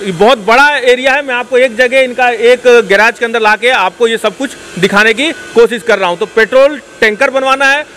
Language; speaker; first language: Hindi; native; Hindi